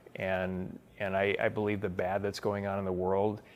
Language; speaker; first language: English; native; English